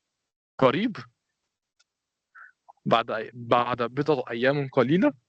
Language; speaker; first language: Arabic; non-native, fluent; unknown